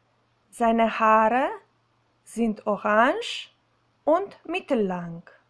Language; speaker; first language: German; non-native, fluent; Slovenian